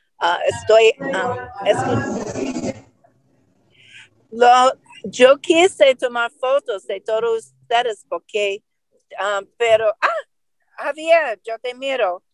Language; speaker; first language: Spanish; non-native, learner; English